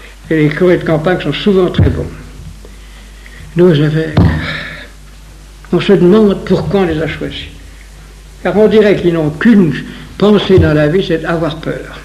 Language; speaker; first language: French; native; French